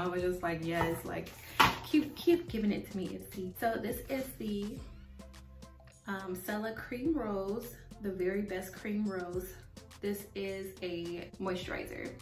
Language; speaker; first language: English; native; English